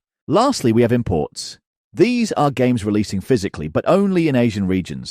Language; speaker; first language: English; native; English